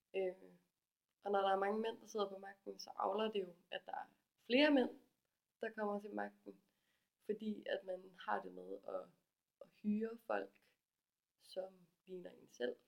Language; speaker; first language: Danish; native; Danish